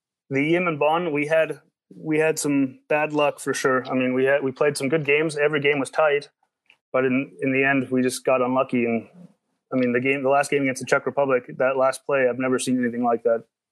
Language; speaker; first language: English; early bilingual, other home language; German